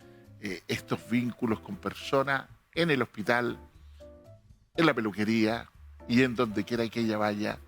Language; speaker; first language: Spanish; native; Spanish